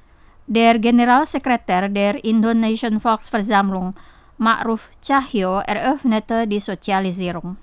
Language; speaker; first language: German; non-native, fluent; Indonesian